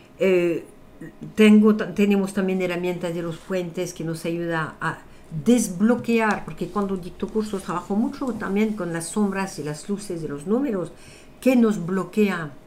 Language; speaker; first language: Spanish; non-native, fluent; French